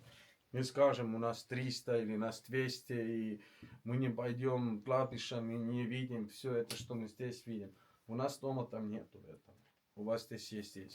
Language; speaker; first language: Russian; non-native, learner; Estonian